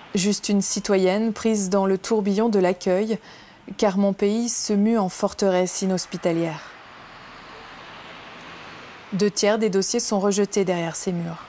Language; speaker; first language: French; native; French